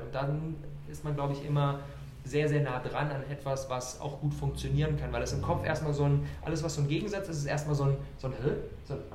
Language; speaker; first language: German; native; German